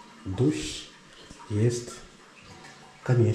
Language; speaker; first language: Russian; non-native, learner; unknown